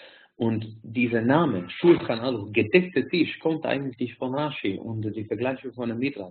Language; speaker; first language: German; non-native, fluent; Hungarian